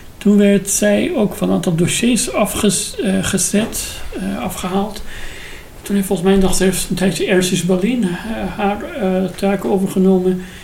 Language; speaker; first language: Dutch; non-native, fluent; Persian